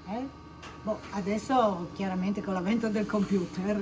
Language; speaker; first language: Italian; native; Italian